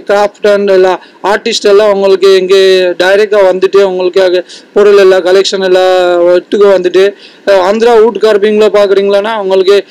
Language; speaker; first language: Tamil; non-native, fluent; Bangla